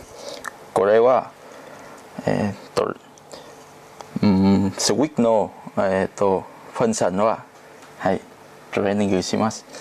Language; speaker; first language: Japanese; non-native, learner; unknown